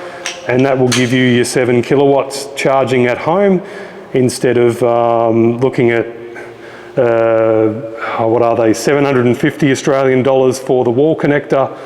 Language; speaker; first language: English; native; English